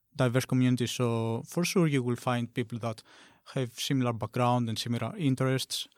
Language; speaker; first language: English; non-native, fluent; Greek